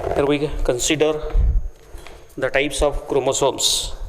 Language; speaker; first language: English; non-native, local second language; Marathi